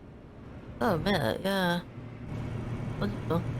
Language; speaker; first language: English; native; English